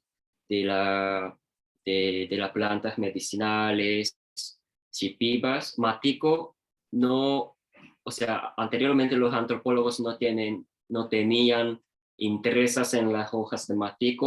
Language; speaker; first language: Spanish; non-native, learner; Japanese